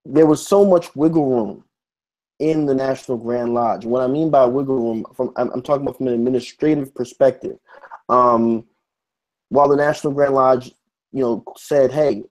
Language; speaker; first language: English; native; English